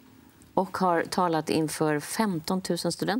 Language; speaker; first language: Swedish; native; Swedish